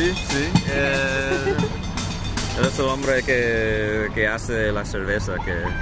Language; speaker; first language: Spanish; non-native, fluent; English